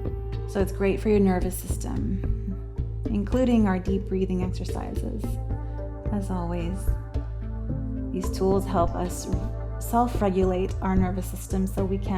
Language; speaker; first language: English; native; English